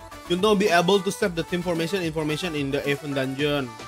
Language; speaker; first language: English; non-native, fluent; Indonesian